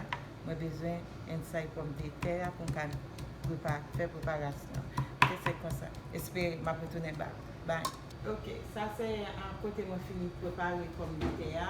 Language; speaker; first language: French; non-native, local second language; Haitian Creole